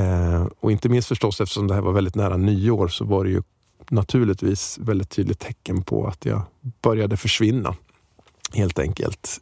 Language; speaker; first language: Swedish; native; Swedish